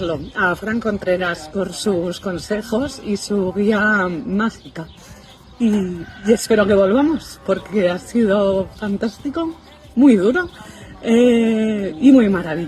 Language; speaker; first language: Spanish; native; Spanish